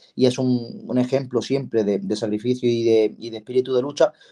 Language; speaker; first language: Spanish; native; Spanish